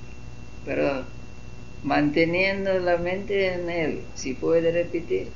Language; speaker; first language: Spanish; non-native, fluent; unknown